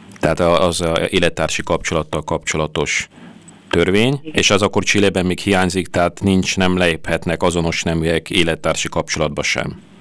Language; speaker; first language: Hungarian; native; Hungarian